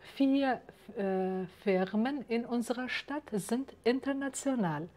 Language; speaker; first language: German; non-native, fluent; Uzbek